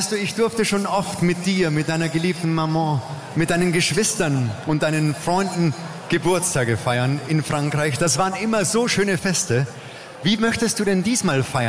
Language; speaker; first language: German; native; German